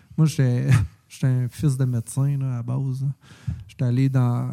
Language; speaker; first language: French; native; French